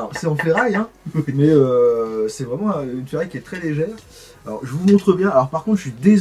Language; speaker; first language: French; native; French